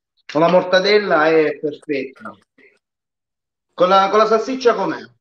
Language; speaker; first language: Italian; native; Italian